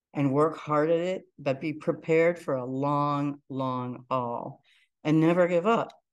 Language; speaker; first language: English; native; English